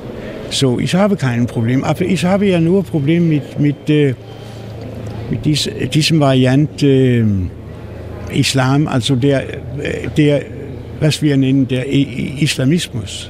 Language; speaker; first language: German; non-native, fluent; Danish